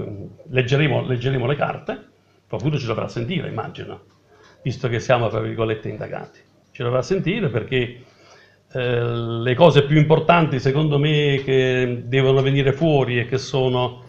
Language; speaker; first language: Italian; native; Italian